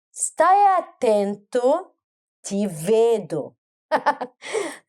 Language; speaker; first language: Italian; non-native, learner; Arabic